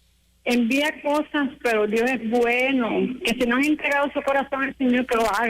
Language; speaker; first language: Spanish; native; Spanish